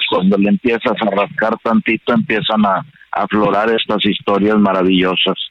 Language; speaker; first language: Spanish; native; Spanish